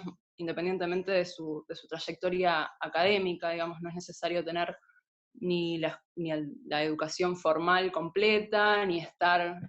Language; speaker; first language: Spanish; native; Spanish